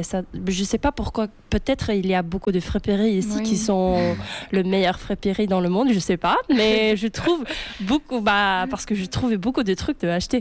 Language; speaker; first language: French; non-native, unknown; Swedish